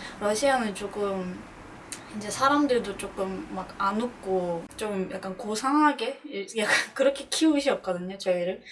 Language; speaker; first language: Korean; early bilingual, other home language; Russian